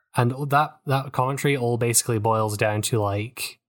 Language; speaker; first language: English; native; English